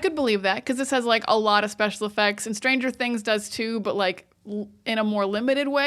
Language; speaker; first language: English; native; English